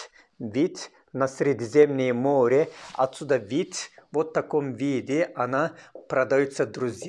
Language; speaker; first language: Russian; non-native, learner; Turkish